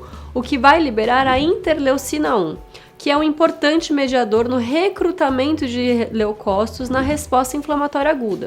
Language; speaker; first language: Portuguese; native; Portuguese